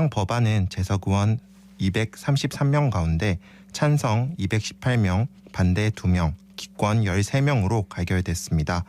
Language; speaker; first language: Korean; native; Korean